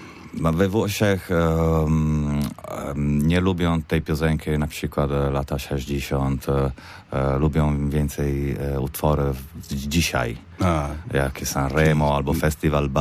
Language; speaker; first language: Polish; non-native, learner; Italian